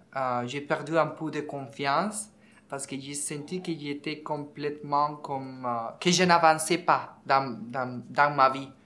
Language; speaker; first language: French; non-native, learner; Spanish